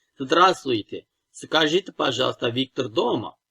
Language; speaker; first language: Russian; non-native, fluent; Turkish